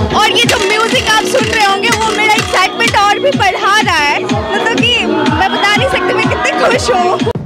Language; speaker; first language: Hindi; native; Hindi